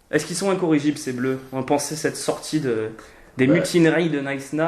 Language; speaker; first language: French; native; French